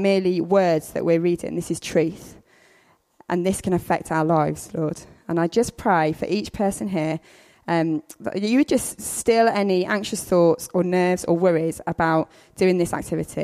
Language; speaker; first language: English; native; English